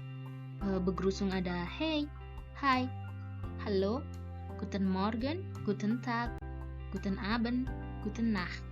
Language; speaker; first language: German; non-native, learner; Indonesian